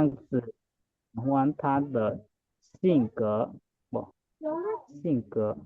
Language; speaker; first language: Chinese; non-native, learner; Lao